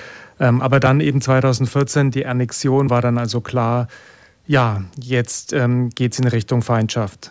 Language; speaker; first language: German; native; German